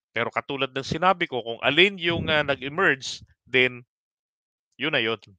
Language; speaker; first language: Filipino; native; Filipino